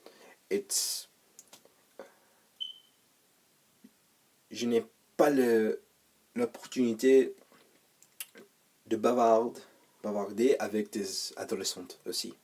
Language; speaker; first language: French; non-native, learner; English